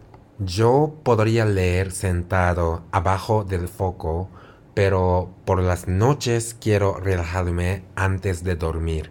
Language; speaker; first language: Spanish; non-native, fluent; Japanese